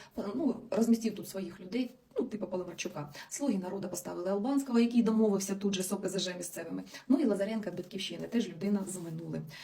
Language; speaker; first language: Ukrainian; non-native, local second language; Russian